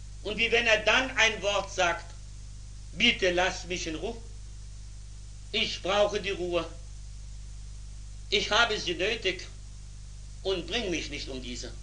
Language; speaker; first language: German; native; German